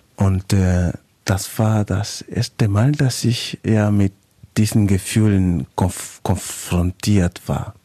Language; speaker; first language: German; non-native, fluent; Spanish